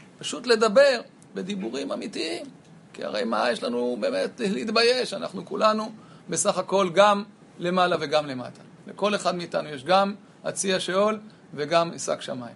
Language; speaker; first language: Hebrew; native; Hebrew